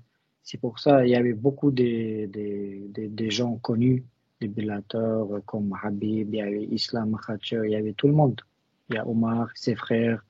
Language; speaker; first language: French; non-native, learner; Russian